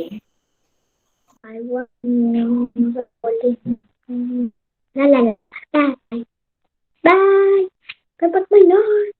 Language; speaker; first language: Malay; native; Malay